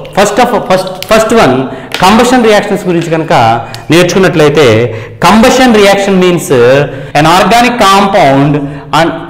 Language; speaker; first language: English; non-native, local second language; Telugu